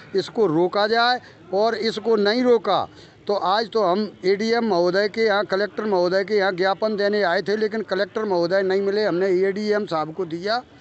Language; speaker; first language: Hindi; native; Hindi